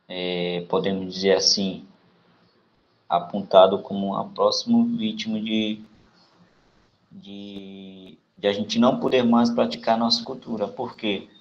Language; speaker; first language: Portuguese; non-native, local second language; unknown